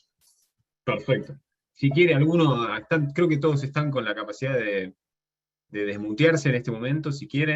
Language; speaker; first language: Spanish; native; Spanish